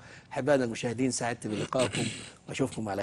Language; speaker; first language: Arabic; native; Arabic